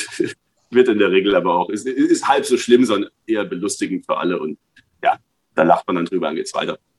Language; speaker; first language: German; native; German